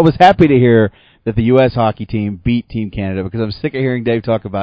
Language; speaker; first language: English; native; English